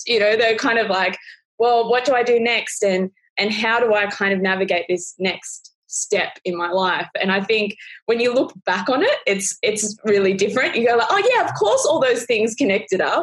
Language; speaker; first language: English; native; English